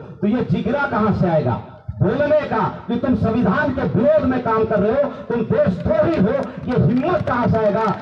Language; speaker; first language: Hindi; non-native, local second language; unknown